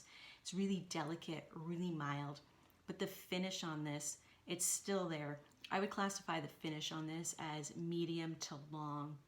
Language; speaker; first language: English; native; English